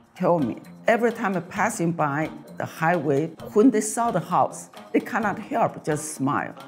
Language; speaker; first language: English; non-native, fluent; Chinese